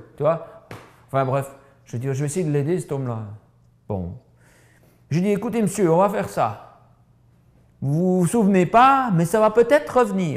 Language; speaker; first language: French; native; French